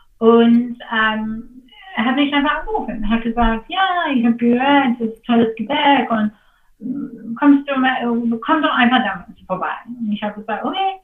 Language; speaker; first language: German; non-native, fluent; English